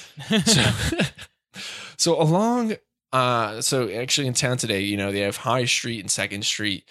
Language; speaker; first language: English; native; English